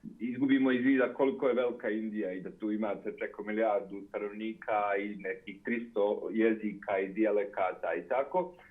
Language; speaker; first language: Bosnian; native; Bosnian